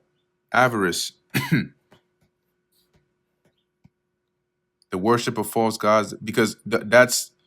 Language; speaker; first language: English; native; English